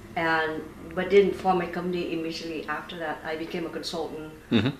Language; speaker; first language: English; non-native, fluent; Vietnamese